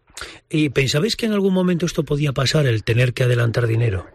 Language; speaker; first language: Spanish; native; Spanish